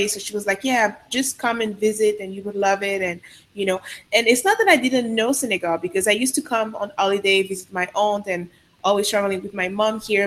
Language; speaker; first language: English; non-native, fluent; Sango